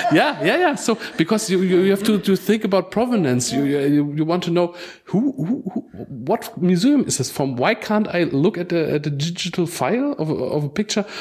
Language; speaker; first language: English; non-native, fluent; German